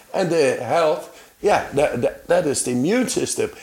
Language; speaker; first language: English; non-native, fluent; Dutch